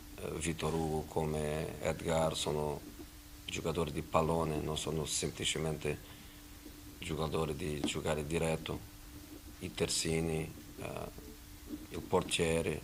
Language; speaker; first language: Italian; non-native, fluent; Portuguese